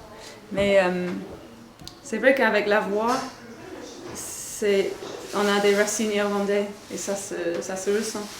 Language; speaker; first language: French; non-native, fluent; English